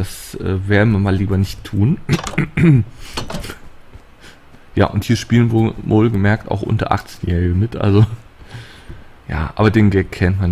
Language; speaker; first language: German; native; German